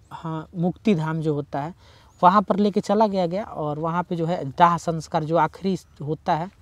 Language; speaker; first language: Hindi; native; Hindi